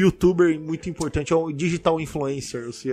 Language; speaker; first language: Portuguese; native; Portuguese